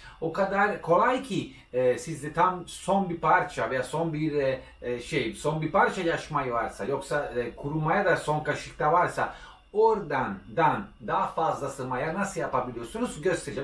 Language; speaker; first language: Turkish; non-native, learner; Italian